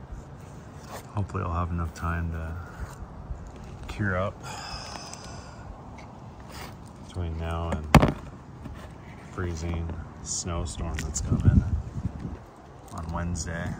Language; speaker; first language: English; native; English